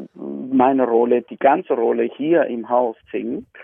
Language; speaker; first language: German; non-native, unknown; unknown